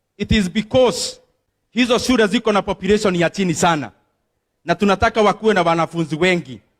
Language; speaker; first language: Swahili; non-native, local second language; Kikuyu